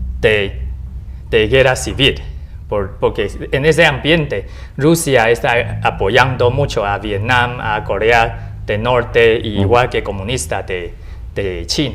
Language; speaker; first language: Spanish; non-native, learner; Chinese